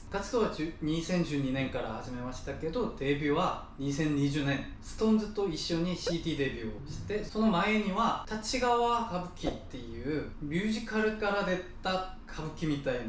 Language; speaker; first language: Japanese; non-native, learner; Korean